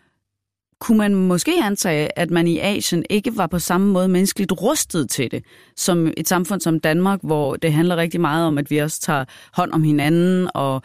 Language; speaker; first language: Danish; native; Danish